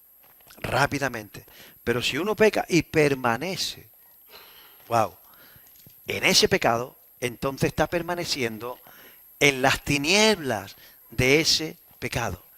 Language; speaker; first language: Spanish; native; Spanish